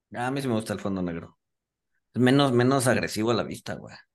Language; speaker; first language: Spanish; native; Spanish